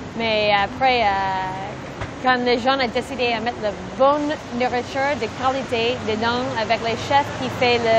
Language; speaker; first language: French; non-native, learner; English